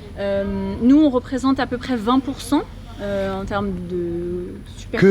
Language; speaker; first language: French; native; French